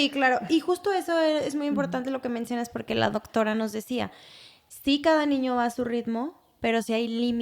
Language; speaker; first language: Spanish; native; Spanish